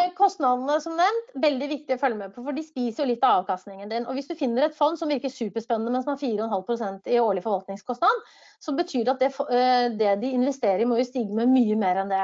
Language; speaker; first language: Norwegian; native; Norwegian